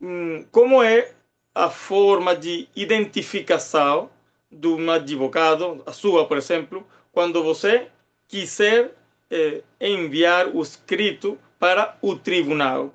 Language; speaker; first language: Portuguese; non-native, fluent; Spanish